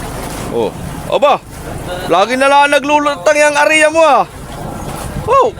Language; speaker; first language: Filipino; native; Filipino